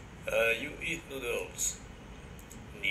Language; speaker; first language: English; non-native, fluent; French